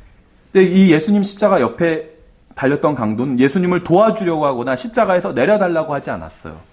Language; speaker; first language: Korean; native; Korean